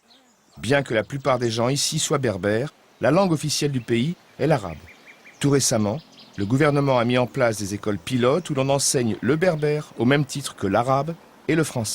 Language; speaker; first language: French; native; French